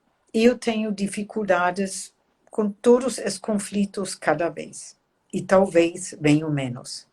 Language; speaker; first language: Portuguese; non-native, fluent; German